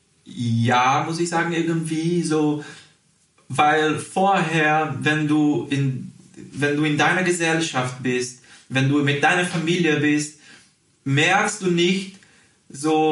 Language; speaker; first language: German; early bilingual, heritage; Portuguese